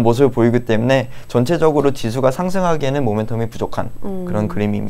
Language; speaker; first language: Korean; native; Korean